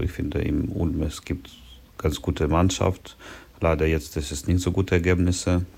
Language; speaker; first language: German; non-native, learner; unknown